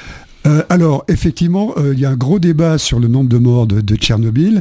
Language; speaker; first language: French; native; French